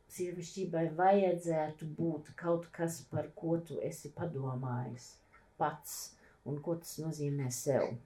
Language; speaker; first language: Latvian; early bilingual, heritage; Latvian